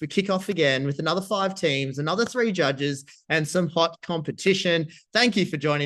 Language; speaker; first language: English; native; English